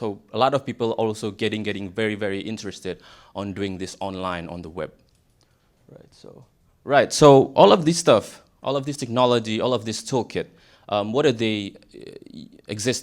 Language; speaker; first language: English; non-native, fluent; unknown